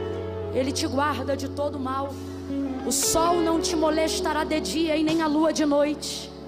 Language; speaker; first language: Portuguese; native; Portuguese